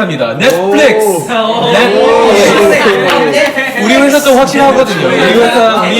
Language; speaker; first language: Korean; native; Korean